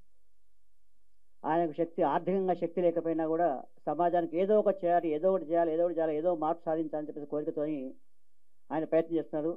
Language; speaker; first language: Telugu; native; Telugu